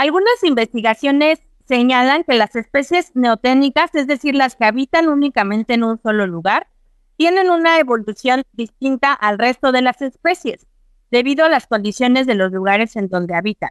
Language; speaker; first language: Spanish; native; Spanish